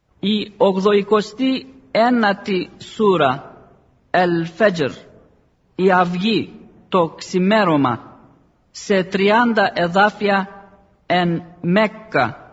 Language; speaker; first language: Greek; non-native, fluent; Arabic